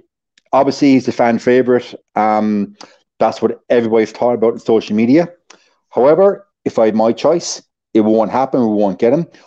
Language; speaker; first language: English; native; English